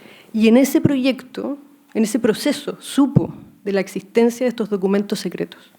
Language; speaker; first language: Spanish; native; Spanish